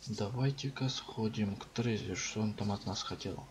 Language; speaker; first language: Russian; native; Russian